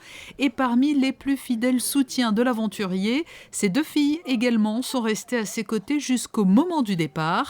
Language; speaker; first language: French; native; French